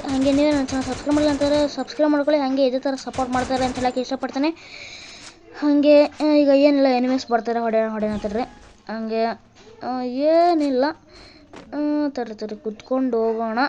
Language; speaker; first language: Kannada; native; Kannada